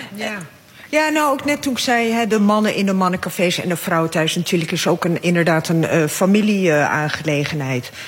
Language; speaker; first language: Dutch; early bilingual, other home language; Arabic